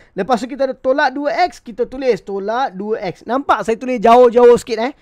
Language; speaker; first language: Malay; non-native, local second language; Tamil